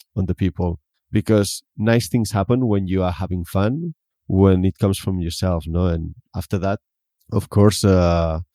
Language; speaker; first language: English; non-native, fluent; Spanish